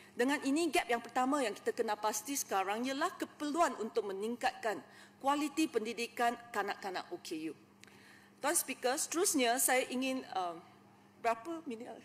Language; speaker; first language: Malay; non-native, local second language; Chinese